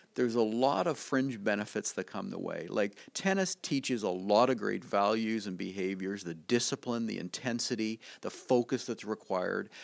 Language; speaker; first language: English; native; English